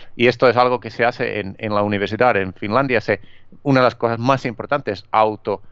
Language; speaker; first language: Spanish; non-native, fluent; Finnish